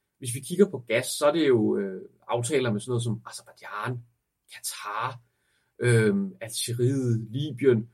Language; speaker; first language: Danish; native; Danish